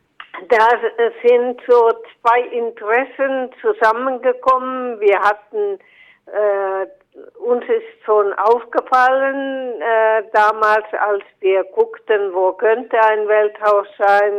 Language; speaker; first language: German; non-native, fluent; Finnish